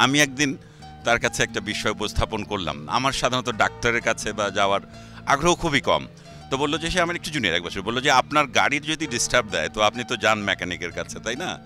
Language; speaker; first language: Bangla; native; Bangla